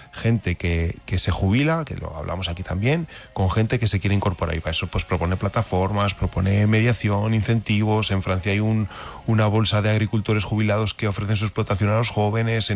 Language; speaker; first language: Spanish; native; Spanish